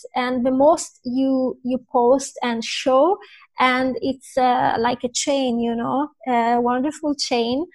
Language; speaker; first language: English; non-native, fluent; Italian